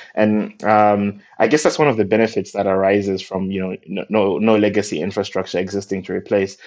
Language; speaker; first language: English; non-native, local second language; Nyanja